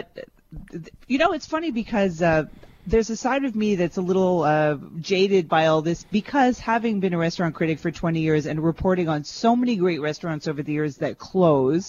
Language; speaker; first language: English; native; English